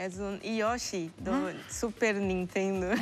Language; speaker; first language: Spanish; non-native, learner; Portuguese